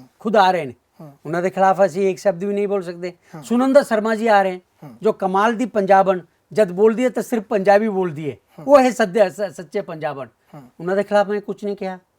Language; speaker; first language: Punjabi; non-native, fluent; Marathi